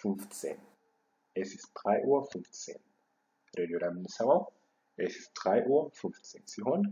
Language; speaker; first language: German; non-native, fluent; Amharic